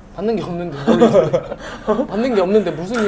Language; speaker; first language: Korean; native; Korean